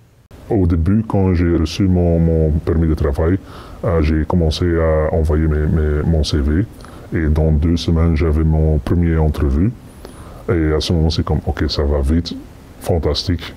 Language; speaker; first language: French; non-native, fluent; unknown